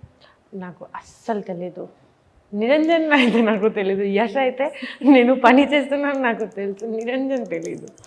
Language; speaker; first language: Telugu; non-native, fluent; Bangla